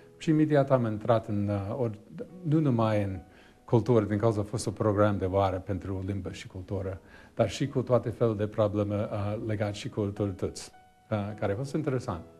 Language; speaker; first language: Romanian; non-native, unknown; English